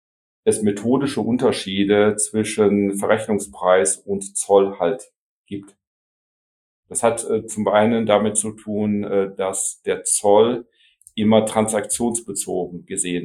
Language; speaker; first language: German; native; German